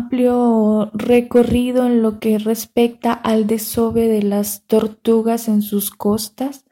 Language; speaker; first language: Spanish; native; Spanish